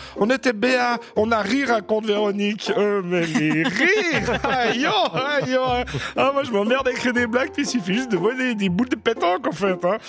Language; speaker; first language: French; native; French